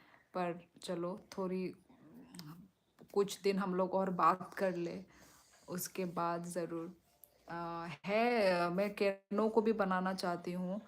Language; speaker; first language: Hindi; non-native, local second language; Kok Borok